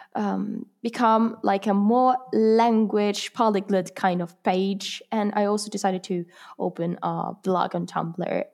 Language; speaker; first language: English; non-native, fluent; Italian